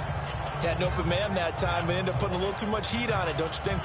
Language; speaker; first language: English; native; English